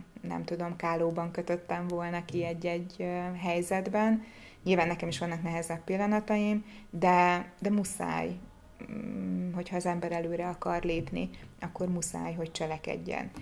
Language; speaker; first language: Hungarian; native; Hungarian